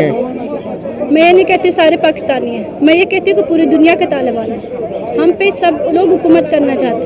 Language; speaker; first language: Hindi; non-native, fluent; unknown